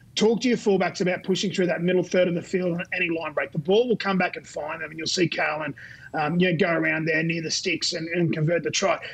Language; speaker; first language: English; native; English